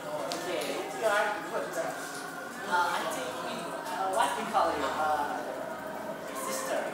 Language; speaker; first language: English; non-native, learner; Indonesian